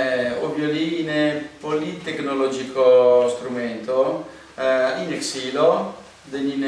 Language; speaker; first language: Greek; non-native, learner; Italian